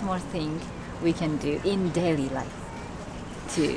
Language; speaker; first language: English; non-native, learner; Japanese